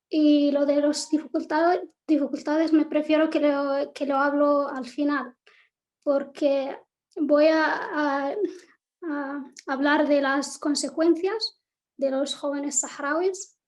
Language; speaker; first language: Spanish; non-native, local second language; Arabic